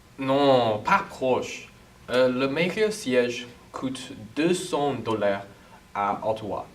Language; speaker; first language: French; non-native, learner; English